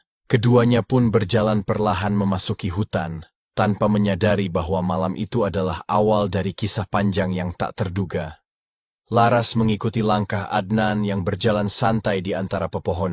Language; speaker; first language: Indonesian; native; Indonesian